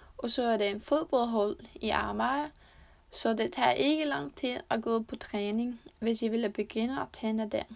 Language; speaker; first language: Danish; non-native, learner; Icelandic